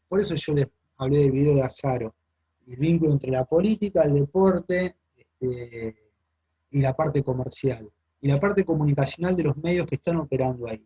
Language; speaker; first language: Spanish; native; Spanish